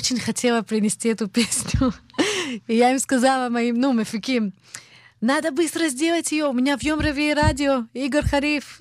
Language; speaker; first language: Russian; early bilingual, heritage; Hebrew